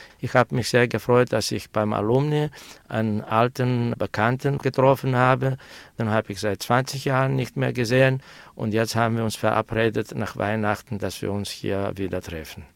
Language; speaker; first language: German; non-native, fluent; Greek